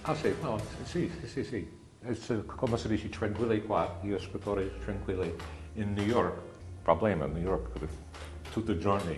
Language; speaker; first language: Italian; non-native, learner; English